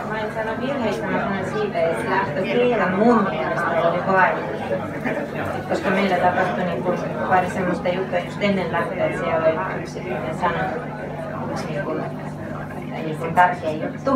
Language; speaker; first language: Finnish; non-native, fluent; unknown